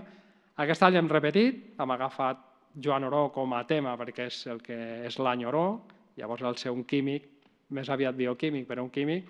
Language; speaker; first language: Catalan; native; Catalan